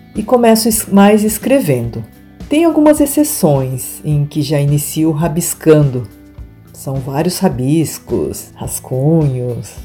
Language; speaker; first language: Portuguese; non-native, local second language; Japanese